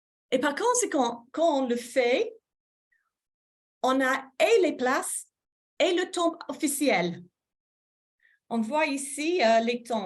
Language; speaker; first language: French; non-native, fluent; English